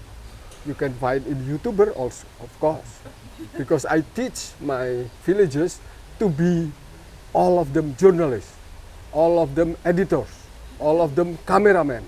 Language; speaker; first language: English; non-native, learner; Indonesian